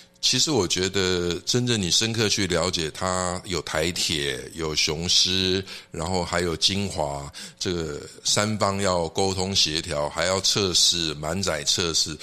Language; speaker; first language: Chinese; native; Chinese